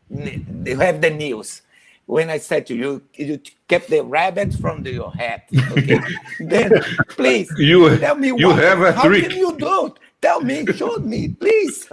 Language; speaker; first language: English; non-native, learner; Portuguese